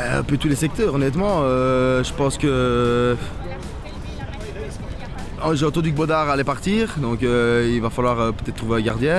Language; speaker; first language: French; native; French